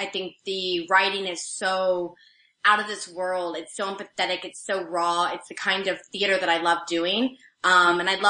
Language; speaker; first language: English; native; English